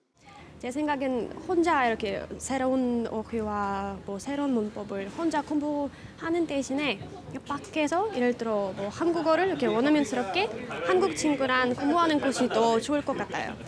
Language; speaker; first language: Korean; non-native, fluent; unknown